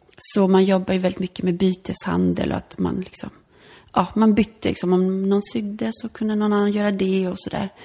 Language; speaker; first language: Swedish; early bilingual, other home language; Polish